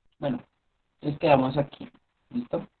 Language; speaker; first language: Spanish; native; Spanish